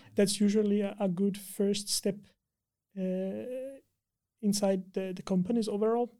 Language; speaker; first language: English; non-native, fluent; Portuguese